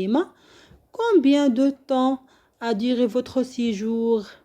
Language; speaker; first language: French; non-native, local second language; Arabic